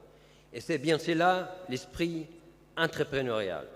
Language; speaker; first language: French; non-native, fluent; Spanish